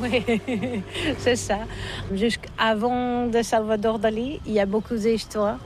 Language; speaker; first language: French; non-native, fluent; Catalan